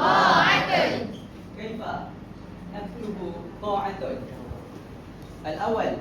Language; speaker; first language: Arabic; non-native, learner; Malay